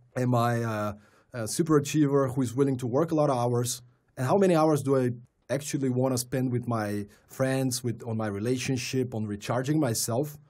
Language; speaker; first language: English; non-native, fluent; Bulgarian